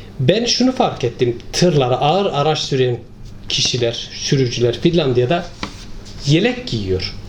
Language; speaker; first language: Turkish; native; Turkish